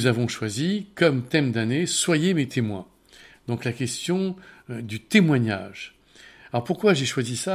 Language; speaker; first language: French; native; French